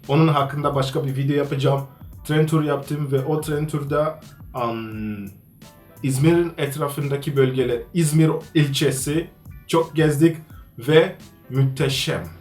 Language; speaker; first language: Turkish; non-native, fluent; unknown